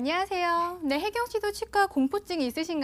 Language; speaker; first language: Korean; native; Korean